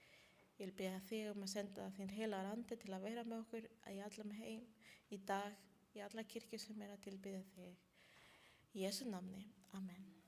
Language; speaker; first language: Icelandic; non-native, learner; Spanish